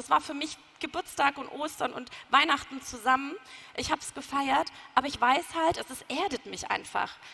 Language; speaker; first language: German; native; German